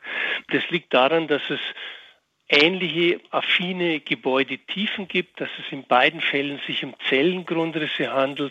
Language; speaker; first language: German; native; German